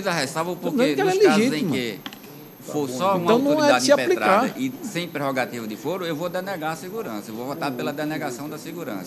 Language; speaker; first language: Portuguese; native; Portuguese